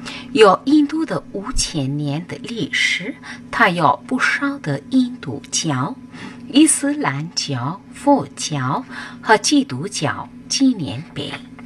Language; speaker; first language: Chinese; non-native, fluent; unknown